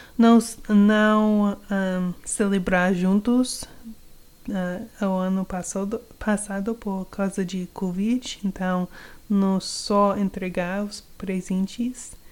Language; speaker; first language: Portuguese; non-native, learner; English